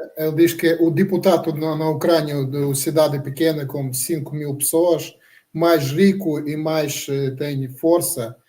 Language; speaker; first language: Portuguese; non-native, learner; Russian